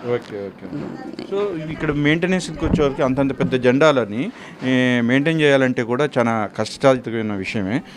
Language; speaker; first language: Telugu; native; Telugu